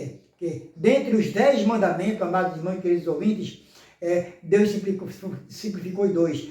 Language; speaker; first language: Portuguese; native; Portuguese